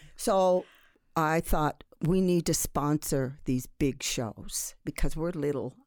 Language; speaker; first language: English; native; English